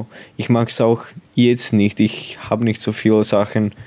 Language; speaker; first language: German; non-native, local second language; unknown